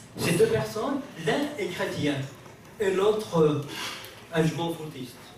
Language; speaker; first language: French; non-native, local second language; Kabyle